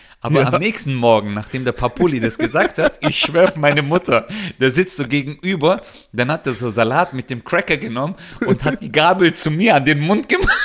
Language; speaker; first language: German; early bilingual, other home language; Turkish